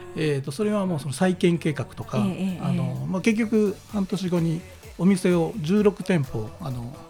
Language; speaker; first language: Japanese; native; Japanese